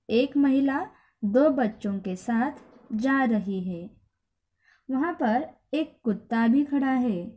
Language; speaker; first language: Hindi; non-native, local second language; Marathi